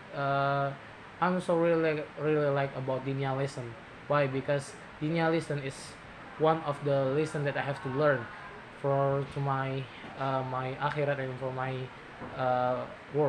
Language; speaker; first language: English; non-native, learner; Indonesian